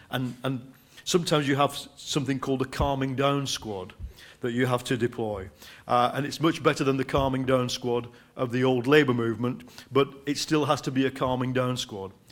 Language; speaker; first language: English; native; English